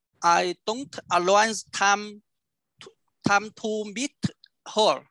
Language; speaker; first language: English; non-native, learner; Vietnamese